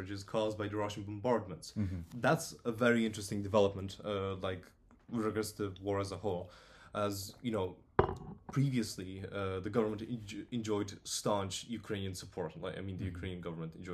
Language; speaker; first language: English; non-native, fluent; Polish